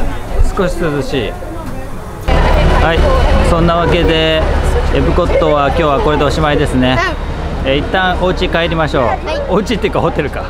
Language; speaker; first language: Japanese; native; Japanese